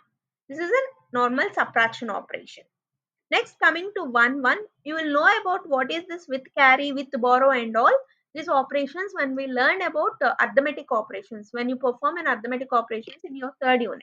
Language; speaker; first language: English; non-native, local second language; Telugu